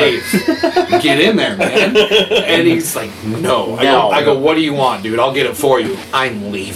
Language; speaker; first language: English; native; English